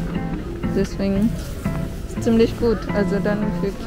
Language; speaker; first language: German; non-native, fluent; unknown